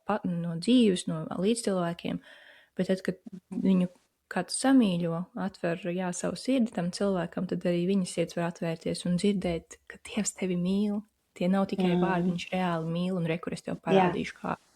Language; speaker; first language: Latvian; native; Latvian